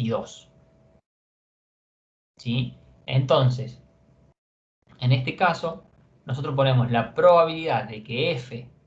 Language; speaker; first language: Spanish; native; Spanish